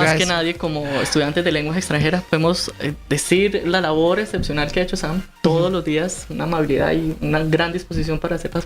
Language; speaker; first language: Spanish; native; Spanish